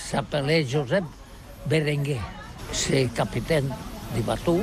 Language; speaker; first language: French; non-native, learner; Catalan